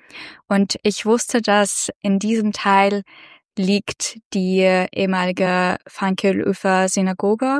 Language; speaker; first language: German; non-native, fluent; Russian